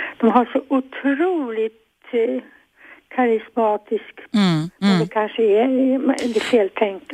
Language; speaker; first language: Swedish; non-native, fluent; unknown